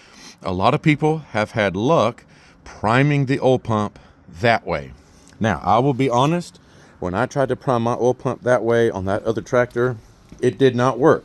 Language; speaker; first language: English; native; English